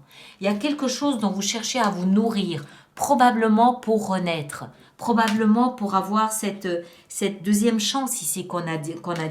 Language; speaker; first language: French; native; French